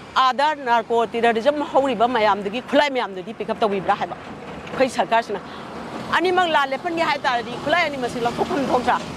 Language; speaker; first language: Manipuri; native; Manipuri